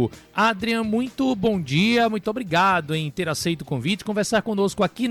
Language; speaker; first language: Portuguese; native; Portuguese